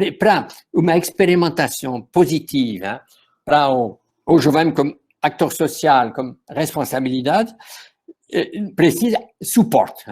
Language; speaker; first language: Portuguese; non-native, fluent; French